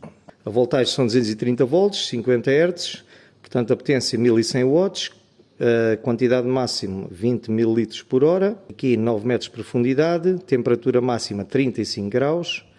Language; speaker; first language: Portuguese; native; Portuguese